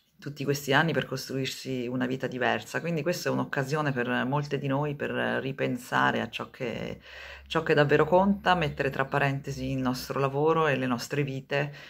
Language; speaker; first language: Italian; native; Italian